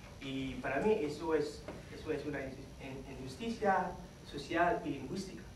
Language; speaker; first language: Spanish; non-native, fluent; Haitian Creole